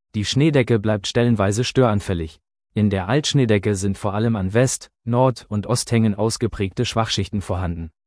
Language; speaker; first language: German; native; German